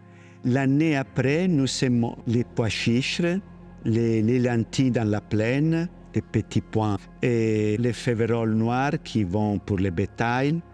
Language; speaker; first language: French; non-native, learner; Italian